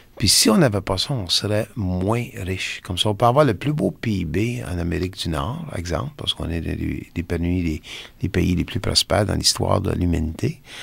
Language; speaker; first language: French; non-native, local second language; English